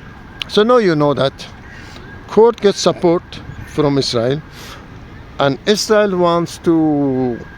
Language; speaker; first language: English; non-native, learner; Persian